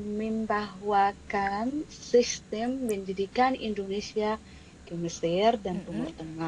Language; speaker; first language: Indonesian; non-native, fluent; Arabic